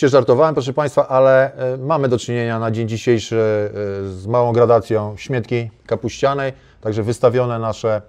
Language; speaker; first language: Polish; native; Polish